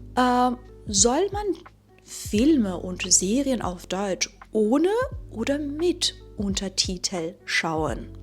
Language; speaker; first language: German; non-native, fluent; Persian